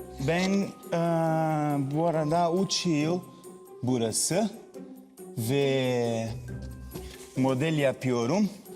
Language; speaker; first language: Turkish; non-native, learner; Portuguese